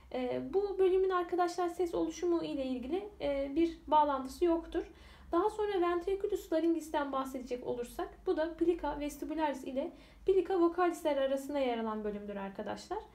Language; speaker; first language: Turkish; native; Turkish